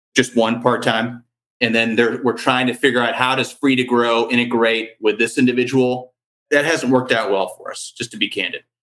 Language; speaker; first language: English; native; English